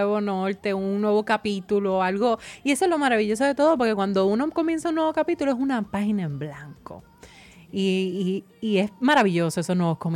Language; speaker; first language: Spanish; native; Spanish